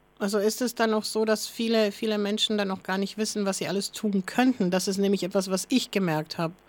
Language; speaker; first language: German; native; German